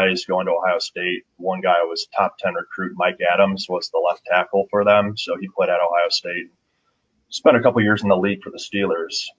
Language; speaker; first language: English; native; English